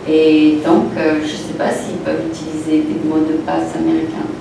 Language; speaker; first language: French; non-native, local second language; Arabic